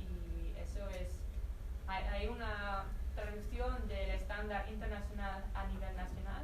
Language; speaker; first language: Spanish; non-native, fluent; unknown